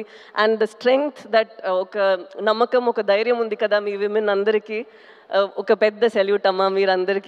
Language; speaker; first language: Telugu; non-native, fluent; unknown